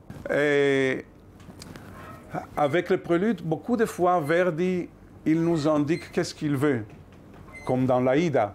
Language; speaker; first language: French; non-native, fluent; Hebrew